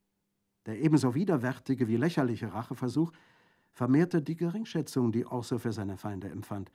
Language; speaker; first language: German; native; German